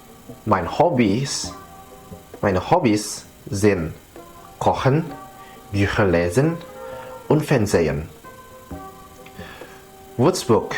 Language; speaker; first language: German; non-native, fluent; Indonesian